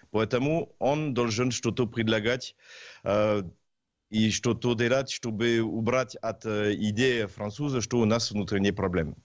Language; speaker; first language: Russian; non-native, learner; French